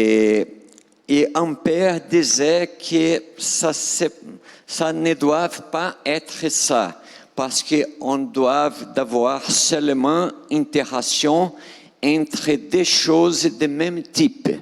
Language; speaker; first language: French; non-native, fluent; Portuguese